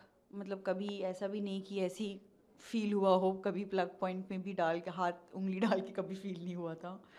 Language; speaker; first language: Hindi; native; Hindi